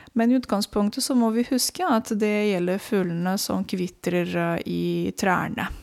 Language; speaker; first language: Norwegian; non-native, fluent; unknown